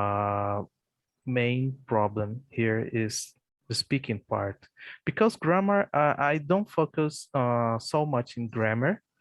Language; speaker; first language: English; non-native, fluent; Portuguese